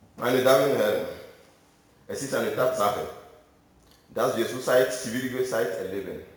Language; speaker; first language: German; non-native, fluent; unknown